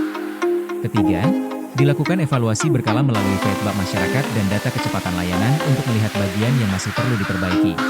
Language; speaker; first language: Indonesian; native; Indonesian